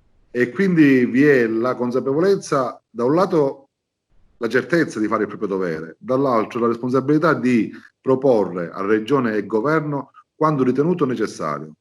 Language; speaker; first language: Italian; native; Italian